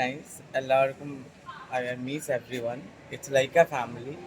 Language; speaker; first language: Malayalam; non-native, learner; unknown